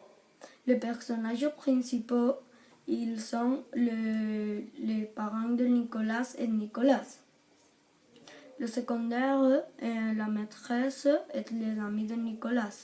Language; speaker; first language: French; non-native, learner; Catalan